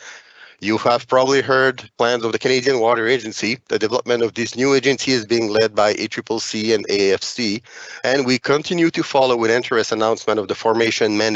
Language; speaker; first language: English; non-native, fluent; French